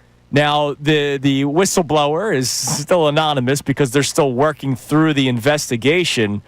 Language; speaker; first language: English; native; English